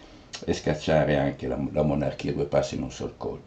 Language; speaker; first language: Italian; native; Italian